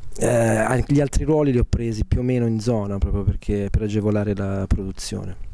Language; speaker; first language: Italian; native; Italian